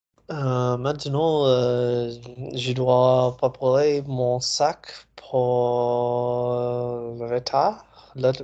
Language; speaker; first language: French; non-native, learner; English